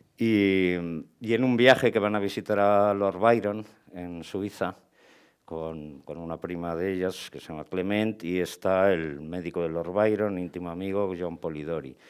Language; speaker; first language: Spanish; native; Spanish